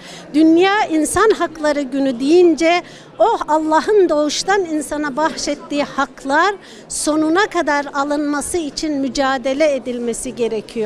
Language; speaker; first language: Turkish; native; Turkish